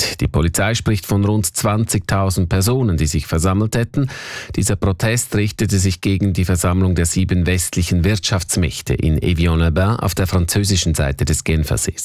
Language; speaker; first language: German; native; German